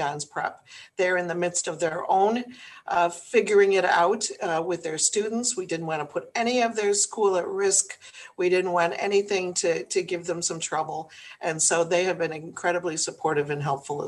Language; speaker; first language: English; native; English